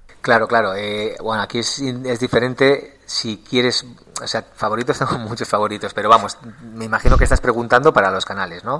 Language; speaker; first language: Spanish; native; Spanish